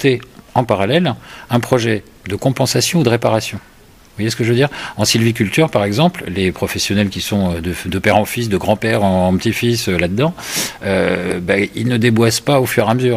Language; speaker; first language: French; native; French